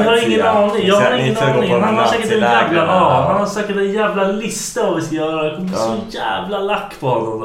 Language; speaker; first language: Swedish; native; Swedish